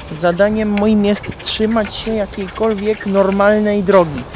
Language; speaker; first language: Polish; non-native, fluent; Italian